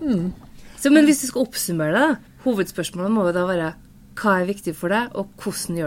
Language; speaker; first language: Norwegian; native; Norwegian